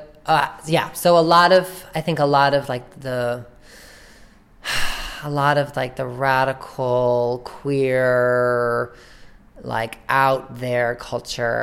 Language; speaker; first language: English; native; English